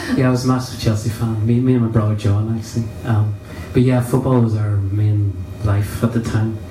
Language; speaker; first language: English; native; English